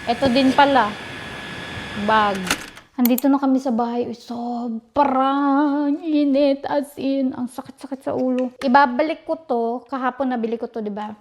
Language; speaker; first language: Filipino; non-native, local second language; Cebuano